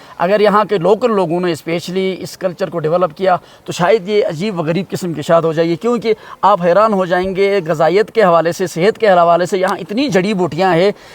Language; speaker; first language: Urdu; non-native, local second language; Shina